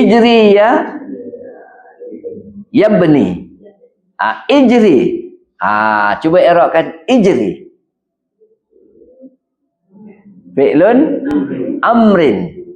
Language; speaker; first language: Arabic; non-native, fluent; Malay